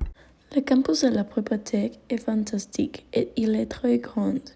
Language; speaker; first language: French; non-native, learner; Spanish